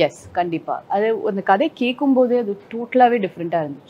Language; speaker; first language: Tamil; non-native, fluent; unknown